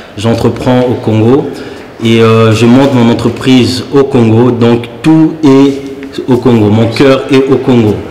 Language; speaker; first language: French; early bilingual, other home language; Lingala